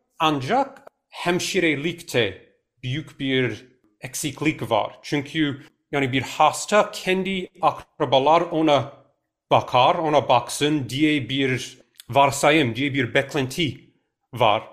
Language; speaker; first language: Turkish; non-native, fluent; English